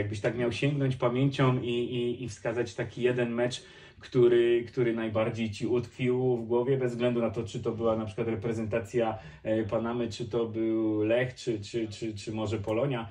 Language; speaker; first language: Polish; native; Polish